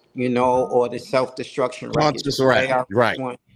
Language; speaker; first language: English; native; English